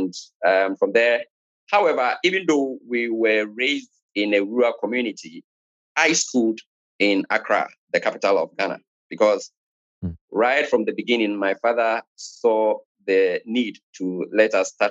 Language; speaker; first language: English; non-native, local second language; Akan